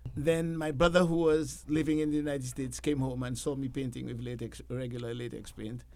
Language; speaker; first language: English; native; English